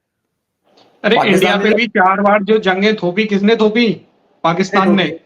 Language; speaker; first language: Hindi; native; Hindi